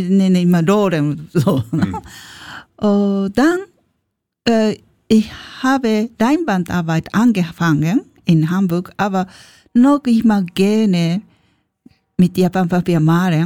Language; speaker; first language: German; non-native, learner; Japanese